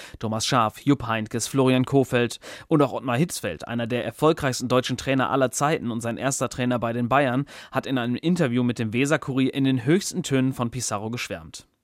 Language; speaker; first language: German; native; German